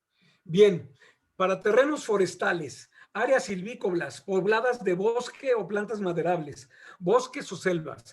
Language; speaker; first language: Spanish; native; Spanish